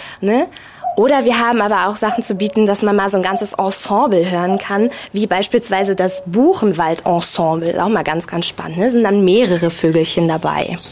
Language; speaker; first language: German; native; German